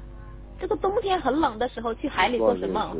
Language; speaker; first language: Chinese; native; Chinese